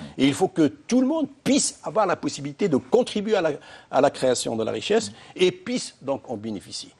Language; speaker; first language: French; non-native, local second language; Arabic